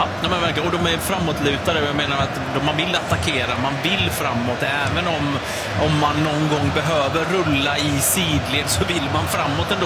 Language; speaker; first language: Swedish; native; Swedish